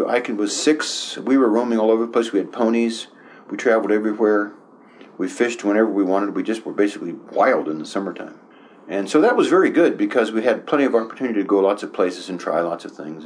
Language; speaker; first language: English; native; English